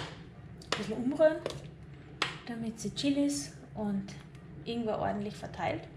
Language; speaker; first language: German; native; German